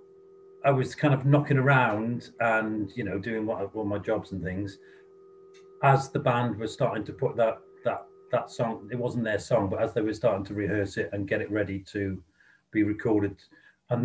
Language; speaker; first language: English; native; English